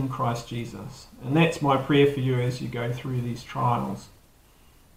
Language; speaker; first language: English; native; English